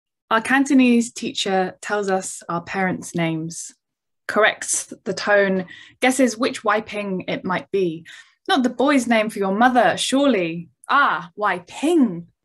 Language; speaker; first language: English; native; English